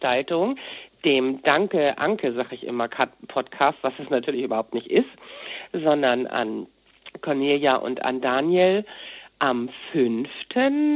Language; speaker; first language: German; native; German